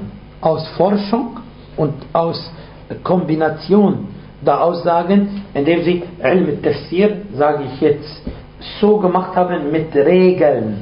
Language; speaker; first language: German; non-native, fluent; Arabic